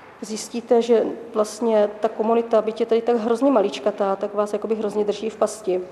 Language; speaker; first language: Czech; native; Czech